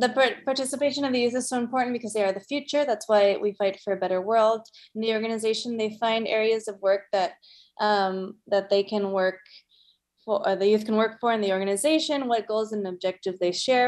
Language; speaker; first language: English; early bilingual, other home language; Spanish